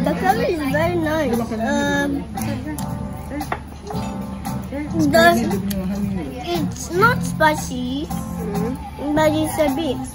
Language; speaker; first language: English; non-native, local second language; Malay